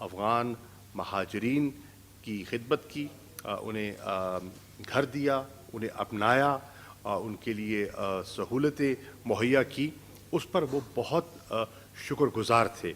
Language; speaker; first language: Urdu; non-native, local second language; Saraiki